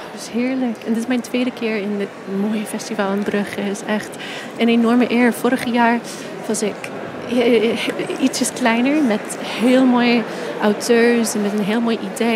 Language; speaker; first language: Dutch; non-native, fluent; English